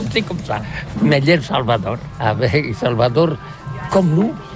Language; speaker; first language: French; non-native, learner; Catalan